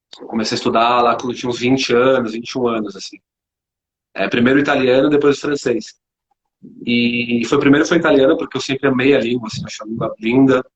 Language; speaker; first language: Portuguese; native; Portuguese